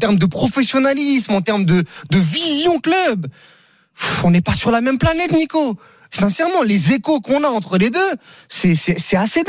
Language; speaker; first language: French; native; French